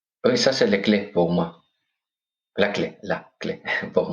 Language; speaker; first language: French; non-native, fluent; Greek